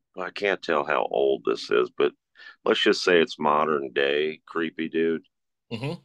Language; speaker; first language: English; native; English